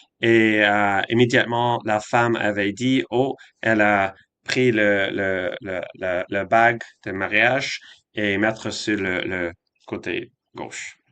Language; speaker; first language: French; non-native, fluent; English